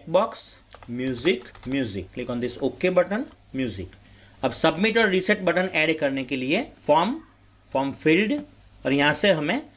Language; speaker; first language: Hindi; non-native, local second language; Gujarati